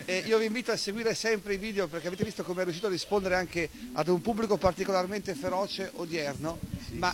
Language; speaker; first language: Italian; native; Italian